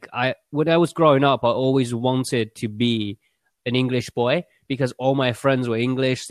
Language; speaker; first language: English; early bilingual, other home language; Chinese